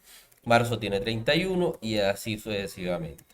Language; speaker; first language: Spanish; native; Spanish